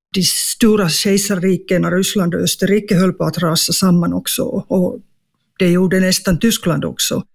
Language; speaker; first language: Swedish; non-native, local second language; Finnish